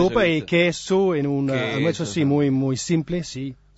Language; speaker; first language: Spanish; non-native, learner; English